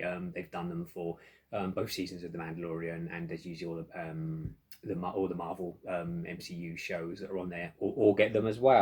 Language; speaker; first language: English; native; English